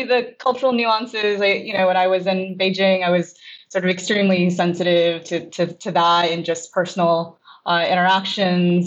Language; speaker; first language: English; native; English